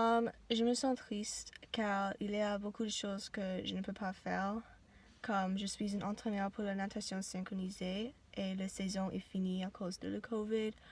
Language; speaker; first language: French; non-native, learner; English